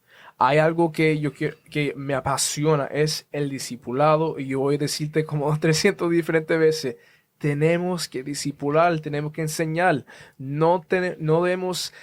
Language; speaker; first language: Spanish; early bilingual, heritage; Spanish